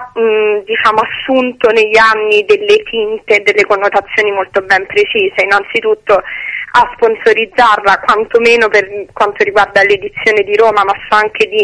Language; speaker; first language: Italian; native; Italian